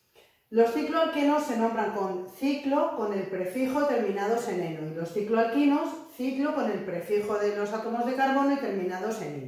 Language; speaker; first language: Spanish; native; Spanish